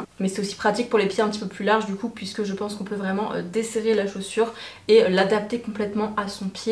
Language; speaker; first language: French; native; French